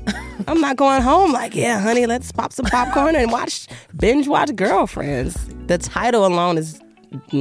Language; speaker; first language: English; native; English